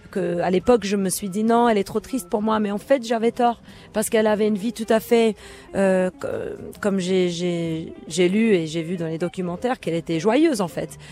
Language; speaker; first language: French; non-native, fluent; English